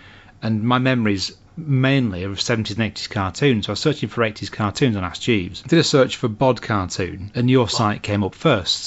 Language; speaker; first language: English; native; English